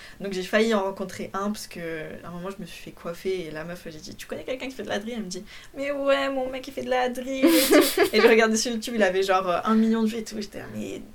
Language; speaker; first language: French; early bilingual, other home language; Polish